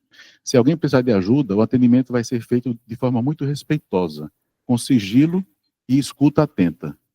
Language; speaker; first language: Portuguese; native; Portuguese